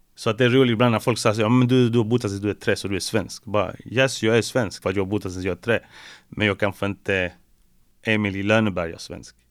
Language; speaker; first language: Swedish; early bilingual, other home language; Spanish